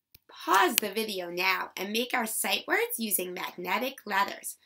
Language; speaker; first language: English; native; English